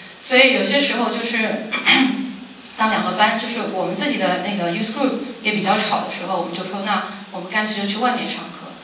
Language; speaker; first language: Chinese; early bilingual, heritage; Chinese